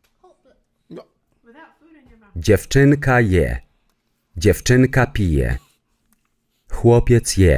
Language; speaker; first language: Polish; non-native, learner; English